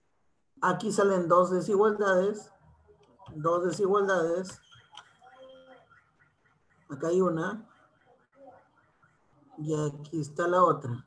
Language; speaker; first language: Spanish; native; Spanish